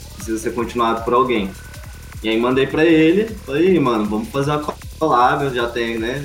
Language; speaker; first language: Portuguese; native; Portuguese